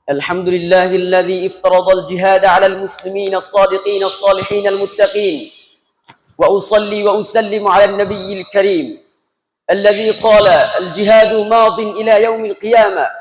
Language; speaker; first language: Arabic; non-native, fluent; Bangla